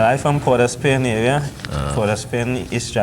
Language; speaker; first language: English; native; English